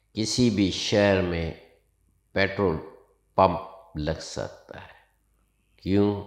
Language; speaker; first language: Urdu; non-native, local second language; Sindhi